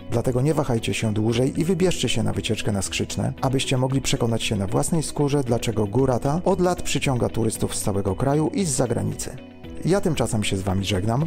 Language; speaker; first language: Polish; native; Polish